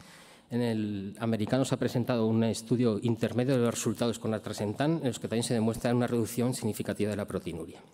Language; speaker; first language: Spanish; native; Spanish